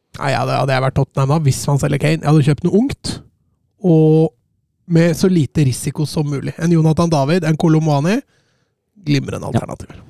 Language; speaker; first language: Norwegian; native; Norwegian